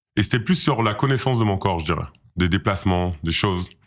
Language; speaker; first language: French; native; French